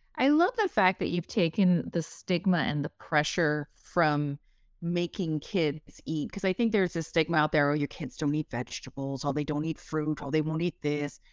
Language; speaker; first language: English; native; English